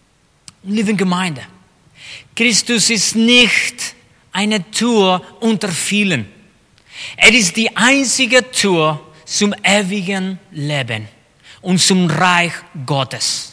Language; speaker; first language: German; non-native, fluent; Spanish